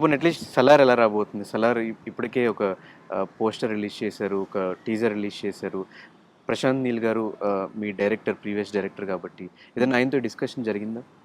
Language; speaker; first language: Telugu; native; Telugu